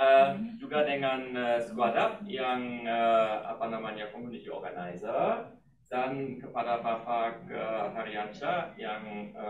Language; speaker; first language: Indonesian; non-native, fluent; German